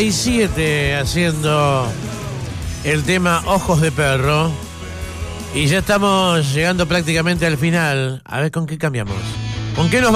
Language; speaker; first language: Spanish; native; Spanish